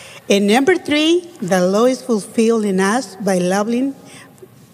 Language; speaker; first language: English; non-native, learner; Spanish